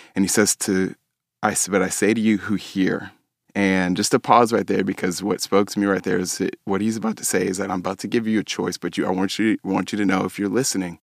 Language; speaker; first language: English; native; English